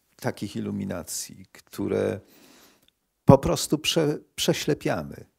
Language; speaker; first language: Polish; native; Polish